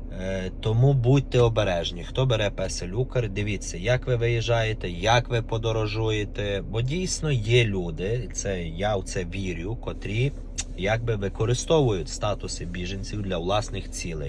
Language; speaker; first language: Ukrainian; native; Ukrainian